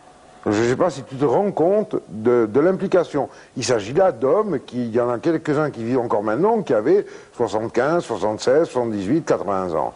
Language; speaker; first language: French; native; French